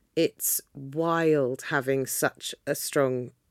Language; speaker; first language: English; native; English